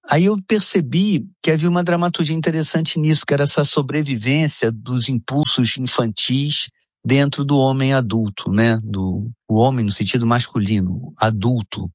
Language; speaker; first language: Portuguese; native; Portuguese